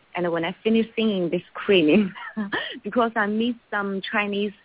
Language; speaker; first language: English; non-native, learner; Chinese